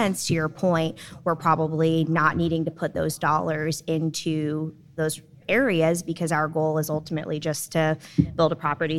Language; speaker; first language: English; native; English